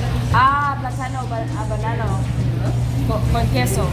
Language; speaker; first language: Spanish; non-native, learner; English